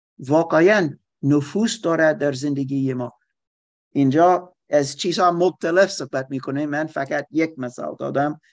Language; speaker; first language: Persian; non-native, learner; German